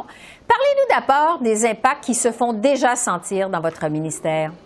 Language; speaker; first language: French; native; French